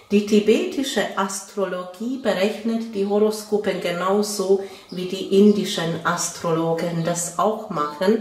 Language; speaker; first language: German; non-native, fluent; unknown